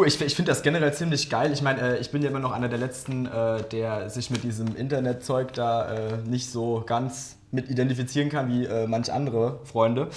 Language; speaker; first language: German; native; German